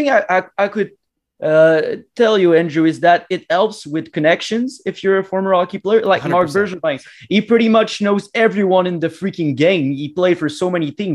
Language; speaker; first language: English; non-native, fluent; French